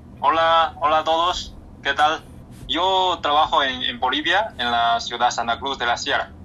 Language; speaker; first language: Spanish; non-native, learner; Chinese